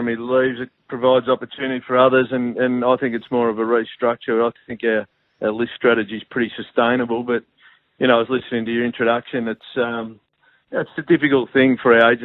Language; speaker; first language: English; native; English